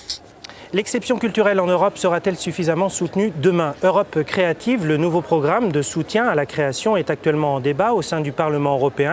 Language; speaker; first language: French; native; French